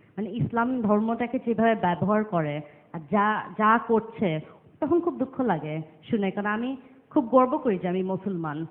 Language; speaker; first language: Bangla; early bilingual, other home language; English